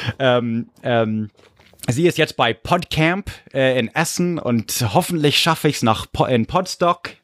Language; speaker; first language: German; early bilingual, other home language; English